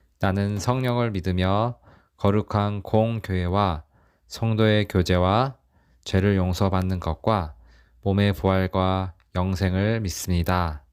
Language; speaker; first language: Korean; native; Korean